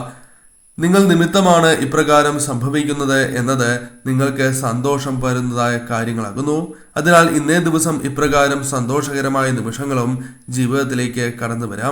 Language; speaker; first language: Malayalam; native; Malayalam